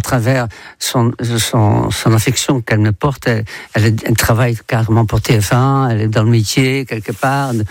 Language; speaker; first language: French; non-native, fluent; Dutch